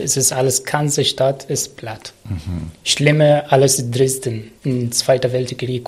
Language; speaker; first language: German; non-native, learner; Arabic